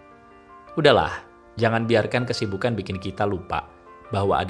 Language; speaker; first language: Indonesian; native; Indonesian